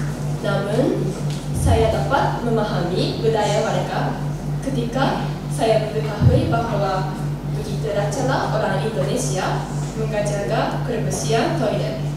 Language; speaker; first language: Indonesian; non-native, learner; Japanese